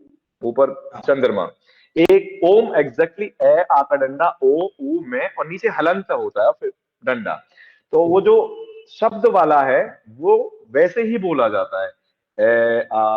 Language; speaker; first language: Hindi; native; Hindi